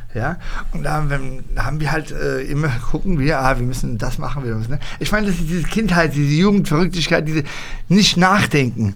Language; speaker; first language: German; early bilingual, other home language; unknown